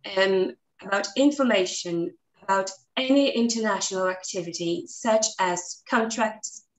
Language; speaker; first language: English; non-native, fluent; Portuguese